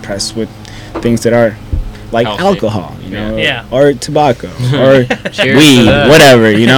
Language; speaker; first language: English; non-native, fluent; Spanish